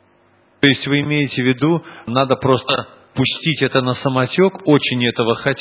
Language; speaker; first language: Russian; native; Russian